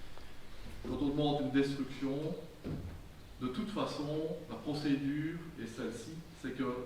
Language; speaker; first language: French; native; French